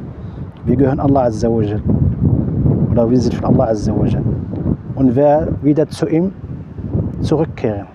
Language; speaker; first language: German; non-native, fluent; Arabic